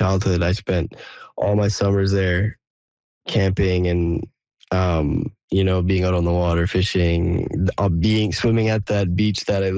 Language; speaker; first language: English; native; English